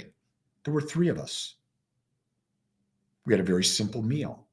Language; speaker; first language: English; native; English